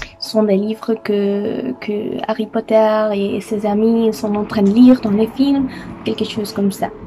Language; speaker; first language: French; non-native, learner; Dutch